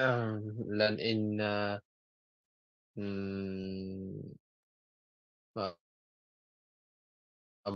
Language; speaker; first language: English; non-native, learner; Vietnamese